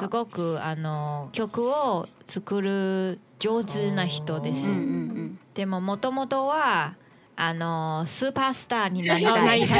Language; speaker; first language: Japanese; non-native, learner; Chinese